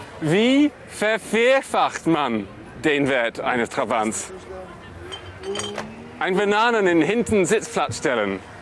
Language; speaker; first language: German; non-native, learner; Polish